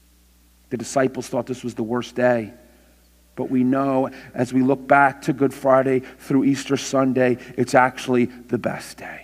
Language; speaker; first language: English; native; English